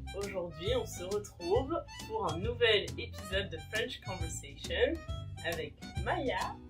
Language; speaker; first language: French; native; French